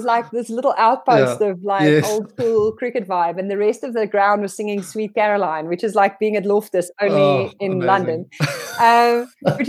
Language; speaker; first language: English; non-native, local second language; Afrikaans